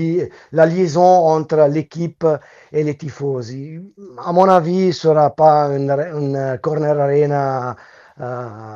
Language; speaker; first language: French; non-native, local second language; Italian